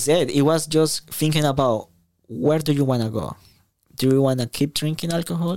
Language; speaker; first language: English; non-native, fluent; Spanish